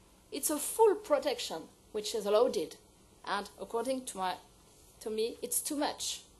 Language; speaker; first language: English; non-native, fluent; French